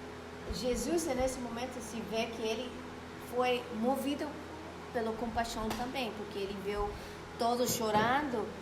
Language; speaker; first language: Portuguese; non-native, fluent; Spanish